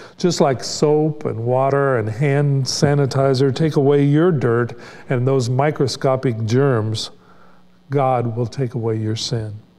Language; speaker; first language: English; native; English